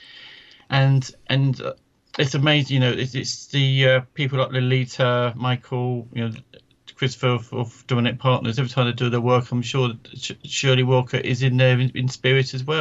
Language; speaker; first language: English; native; English